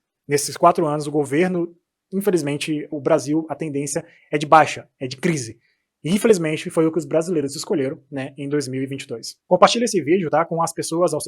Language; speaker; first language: Portuguese; native; Portuguese